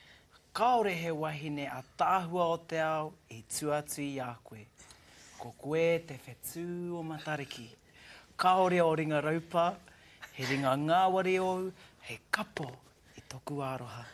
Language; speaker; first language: Māori; non-native, learner; English